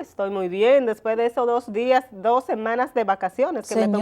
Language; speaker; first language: Spanish; native; Spanish